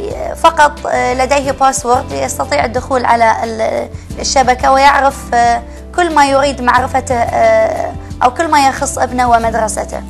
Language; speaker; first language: Arabic; native; Arabic